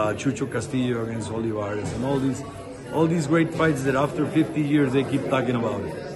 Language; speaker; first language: English; non-native, fluent; Spanish